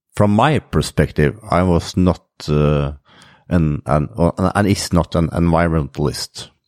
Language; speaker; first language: English; non-native, fluent; Norwegian